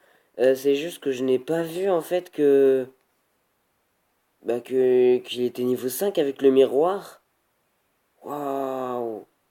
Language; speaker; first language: French; native; French